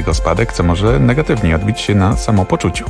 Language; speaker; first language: Polish; native; Polish